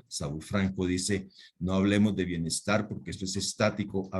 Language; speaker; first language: Spanish; native; Spanish